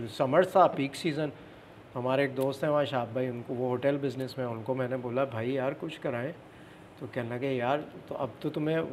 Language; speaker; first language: Urdu; native; Urdu